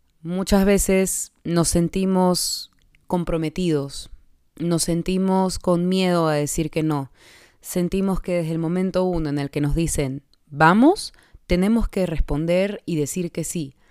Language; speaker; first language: Spanish; native; Spanish